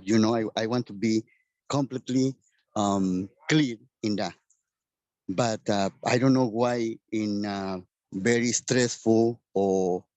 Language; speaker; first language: English; non-native, learner; Spanish